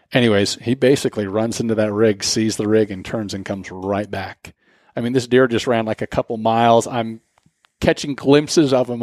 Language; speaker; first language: English; native; English